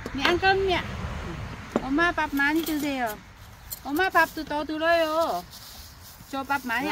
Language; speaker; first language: Korean; non-native, learner; Vietnamese